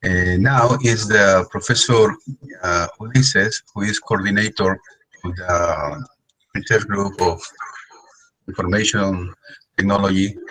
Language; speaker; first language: English; non-native, fluent; Spanish